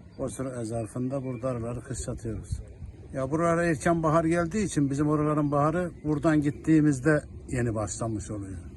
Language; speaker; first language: Turkish; native; Turkish